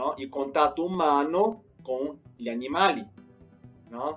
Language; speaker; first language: Italian; non-native, fluent; Spanish